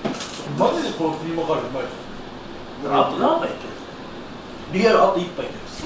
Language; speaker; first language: Japanese; native; Japanese